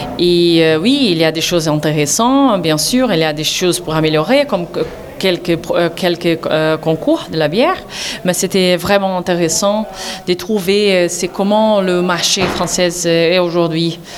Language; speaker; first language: French; non-native, learner; Portuguese